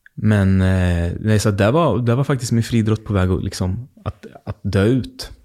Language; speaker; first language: Swedish; native; Swedish